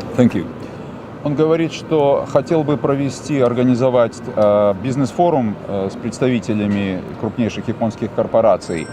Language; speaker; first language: Russian; native; Russian